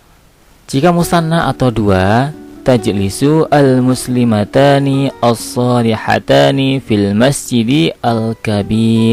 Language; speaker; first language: Arabic; non-native, fluent; Indonesian